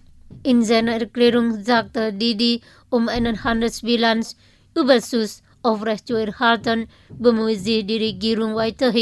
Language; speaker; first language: German; non-native, fluent; Indonesian